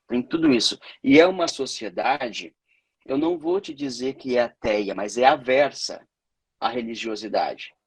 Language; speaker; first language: Portuguese; native; Portuguese